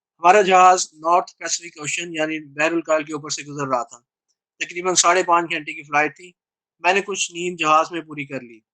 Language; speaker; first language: Urdu; native; Urdu